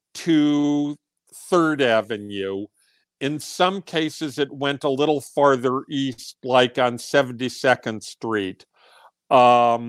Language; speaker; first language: English; native; English